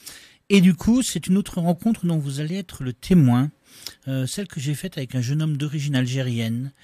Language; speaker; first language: French; native; French